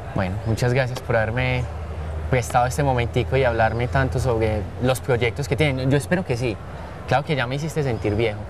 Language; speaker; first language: Spanish; native; Spanish